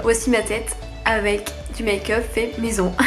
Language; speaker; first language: French; native; French